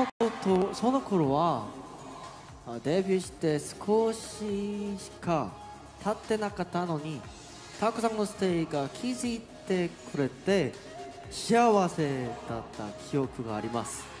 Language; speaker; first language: Japanese; non-native, learner; Korean